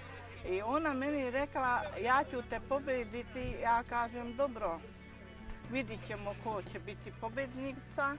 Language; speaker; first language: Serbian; non-native, local second language; Hungarian